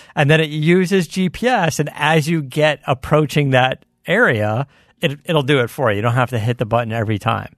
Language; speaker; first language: English; native; English